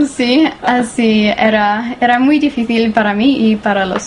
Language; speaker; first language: Spanish; non-native, learner; English